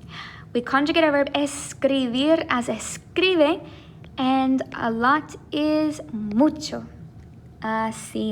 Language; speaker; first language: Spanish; non-native, fluent; English